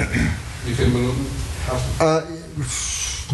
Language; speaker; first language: German; non-native, fluent; English